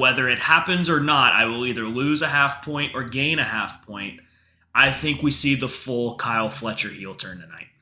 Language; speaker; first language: English; native; English